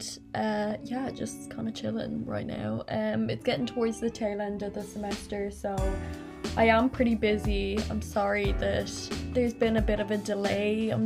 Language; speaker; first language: English; native; English